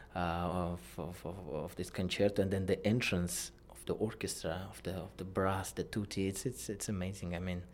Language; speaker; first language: English; non-native, fluent; Russian